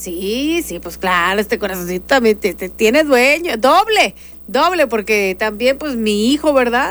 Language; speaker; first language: Spanish; native; Spanish